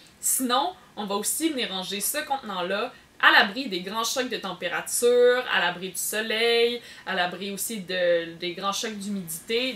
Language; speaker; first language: French; native; French